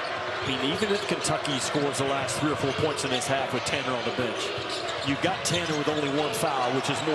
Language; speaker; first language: English; native; English